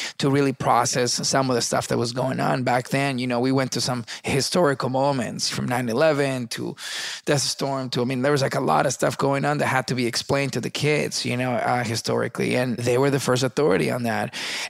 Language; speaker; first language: English; early bilingual, other home language; Spanish